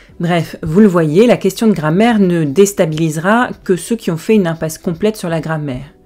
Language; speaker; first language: French; native; French